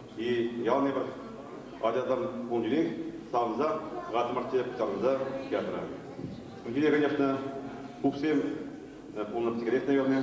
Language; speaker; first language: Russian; non-native, local second language; Chuvash